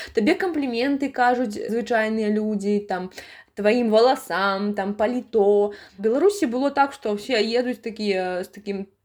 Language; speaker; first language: Belarusian; native; Belarusian